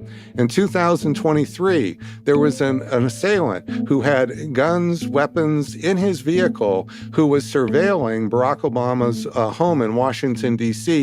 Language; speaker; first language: English; native; English